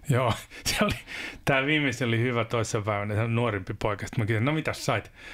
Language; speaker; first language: Finnish; native; Finnish